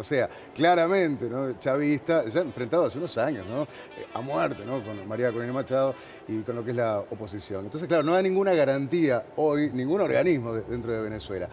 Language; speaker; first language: Spanish; native; Spanish